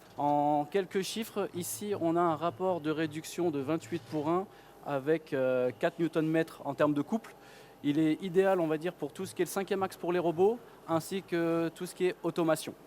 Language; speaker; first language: French; native; French